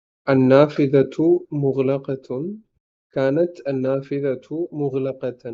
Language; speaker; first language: Arabic; non-native, learner; Tamil